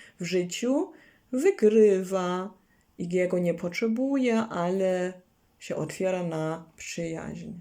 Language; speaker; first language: Polish; non-native, learner; German